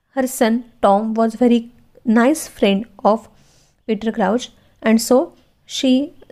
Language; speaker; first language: English; non-native, local second language; Marathi